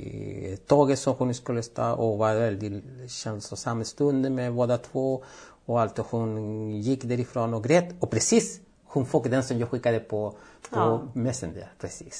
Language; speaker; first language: Swedish; non-native, fluent; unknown